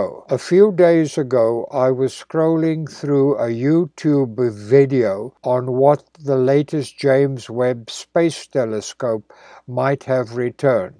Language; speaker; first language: English; native; English